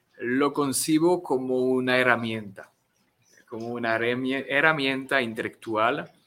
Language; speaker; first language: Spanish; non-native, fluent; French